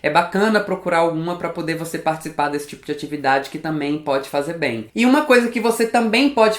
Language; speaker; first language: Portuguese; native; Portuguese